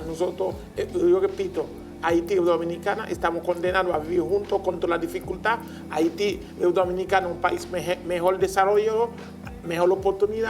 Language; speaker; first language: Spanish; non-native, learner; Haitian Creole